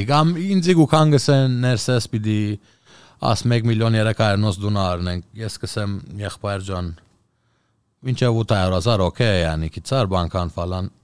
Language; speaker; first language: Armenian; early bilingual, heritage; Armenian